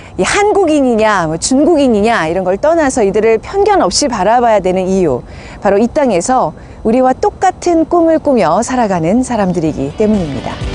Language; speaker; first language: Korean; native; Korean